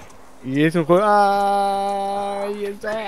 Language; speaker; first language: Spanish; native; Spanish